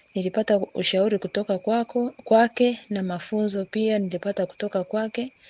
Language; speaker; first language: Swahili; native; Swahili